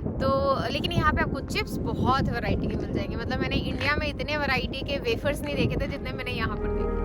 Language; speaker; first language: Hindi; native; Hindi